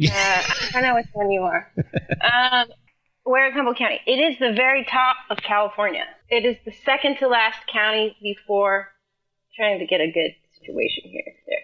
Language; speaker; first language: English; native; English